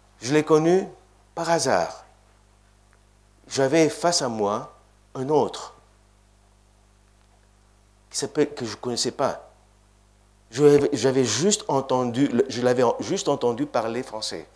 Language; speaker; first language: French; non-native, fluent; Greek